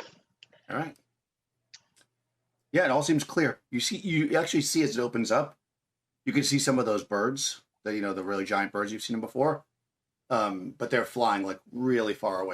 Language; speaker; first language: English; native; English